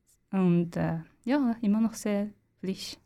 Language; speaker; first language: German; non-native, learner; Japanese